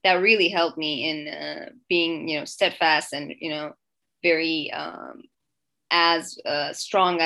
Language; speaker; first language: English; non-native, fluent; Persian